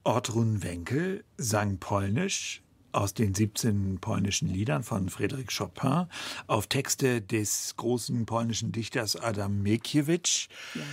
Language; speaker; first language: German; native; German